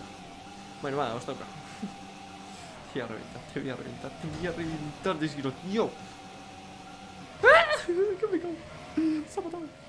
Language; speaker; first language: Spanish; native; Spanish